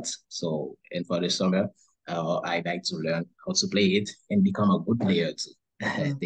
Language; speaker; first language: English; non-native, learner; Haitian Creole